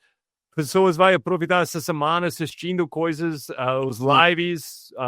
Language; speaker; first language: Portuguese; non-native, fluent; English